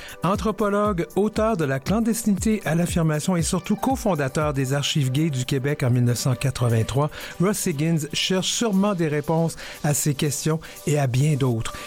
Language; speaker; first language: French; native; French